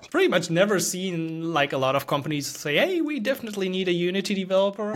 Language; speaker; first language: English; non-native, fluent; German